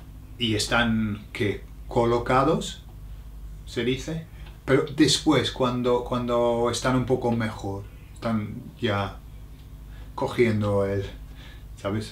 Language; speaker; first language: Spanish; non-native, fluent; English